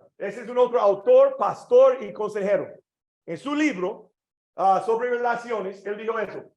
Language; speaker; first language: Spanish; non-native, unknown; English